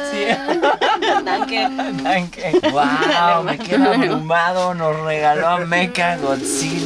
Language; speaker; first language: Spanish; native; Spanish